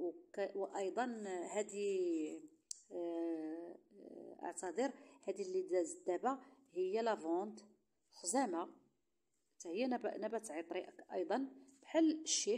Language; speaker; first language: Arabic; native; Arabic